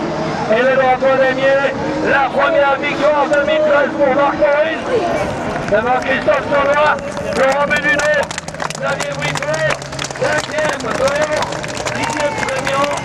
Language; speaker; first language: French; native; French